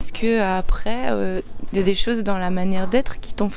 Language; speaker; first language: French; native; French